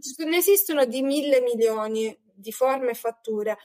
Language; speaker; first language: Italian; native; Italian